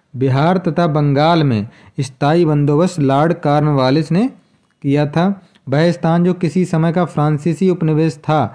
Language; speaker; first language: Hindi; native; Hindi